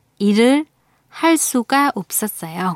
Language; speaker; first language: Korean; non-native, fluent; Vietnamese